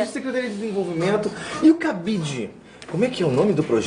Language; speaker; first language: Portuguese; native; Portuguese